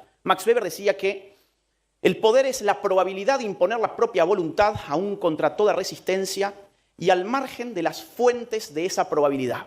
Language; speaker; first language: Spanish; native; Spanish